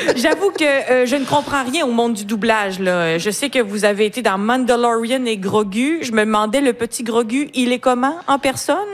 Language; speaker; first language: French; native; French